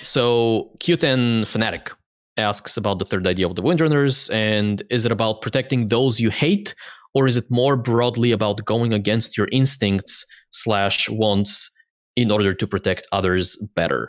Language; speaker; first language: English; non-native, fluent; Bulgarian